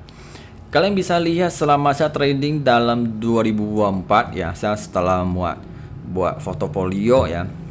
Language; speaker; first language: Indonesian; native; Indonesian